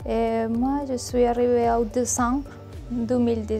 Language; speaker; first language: French; non-native, learner; Spanish